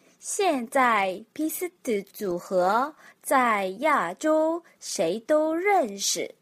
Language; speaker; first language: Chinese; non-native, fluent; Korean